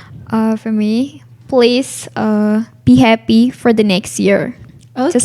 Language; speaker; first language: English; non-native, learner; Indonesian